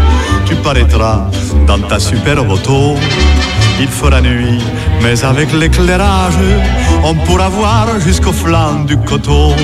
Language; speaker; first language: French; native; French